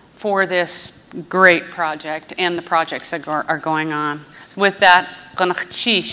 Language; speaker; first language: English; native; English